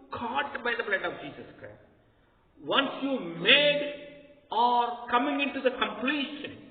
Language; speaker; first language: English; non-native, local second language; Telugu